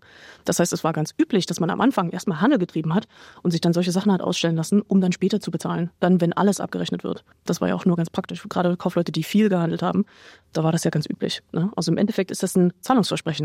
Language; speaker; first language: German; native; German